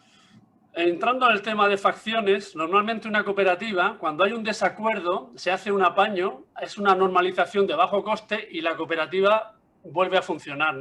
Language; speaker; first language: Spanish; native; Spanish